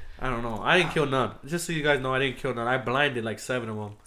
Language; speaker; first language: English; native; English